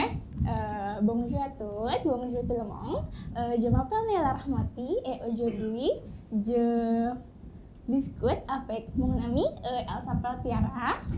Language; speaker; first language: French; non-native, learner; Indonesian